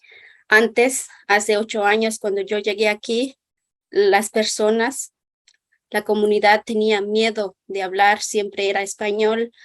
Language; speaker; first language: Spanish; non-native, local second language; Kʼicheʼ